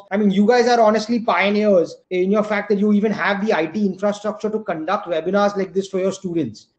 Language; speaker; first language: English; non-native, local second language; Gujarati